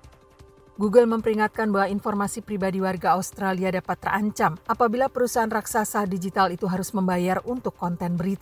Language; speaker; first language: Indonesian; native; Indonesian